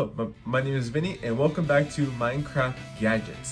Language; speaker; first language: English; native; English